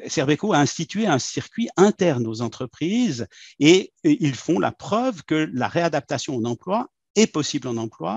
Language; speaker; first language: French; native; French